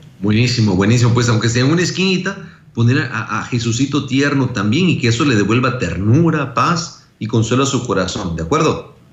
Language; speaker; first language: Spanish; native; Spanish